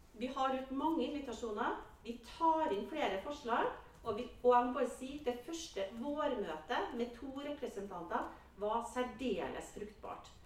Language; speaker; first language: Norwegian; native; Norwegian